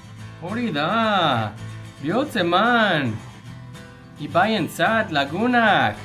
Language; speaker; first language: Basque; non-native, learner; English